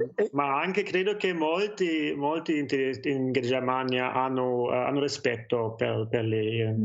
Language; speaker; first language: Italian; non-native, fluent; German